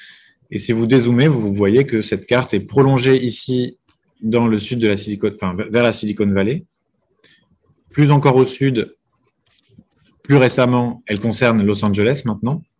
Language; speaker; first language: French; native; French